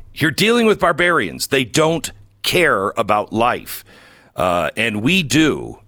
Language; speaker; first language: English; native; English